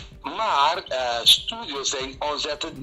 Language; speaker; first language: Dutch; non-native, local second language; Papiamento